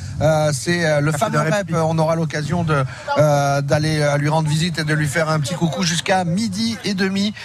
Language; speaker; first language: French; native; French